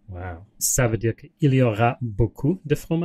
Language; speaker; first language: French; non-native, learner; English